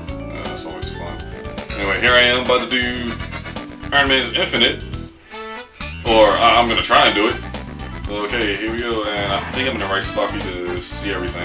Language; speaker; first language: English; native; English